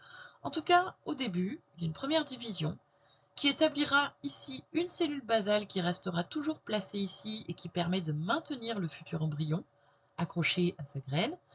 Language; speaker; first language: French; native; French